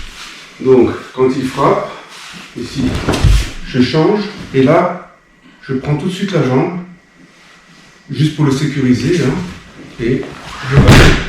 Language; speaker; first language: French; native; French